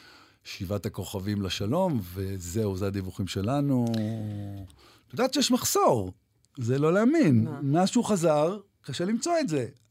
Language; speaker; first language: Hebrew; native; Hebrew